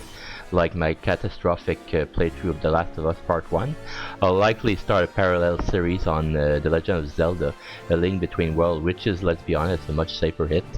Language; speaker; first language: English; native; English